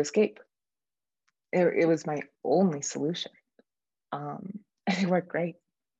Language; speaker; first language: English; native; English